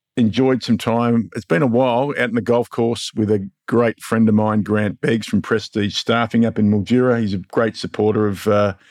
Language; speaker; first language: English; native; English